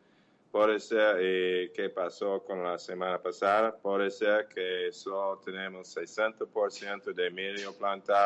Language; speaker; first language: Portuguese; non-native, learner; English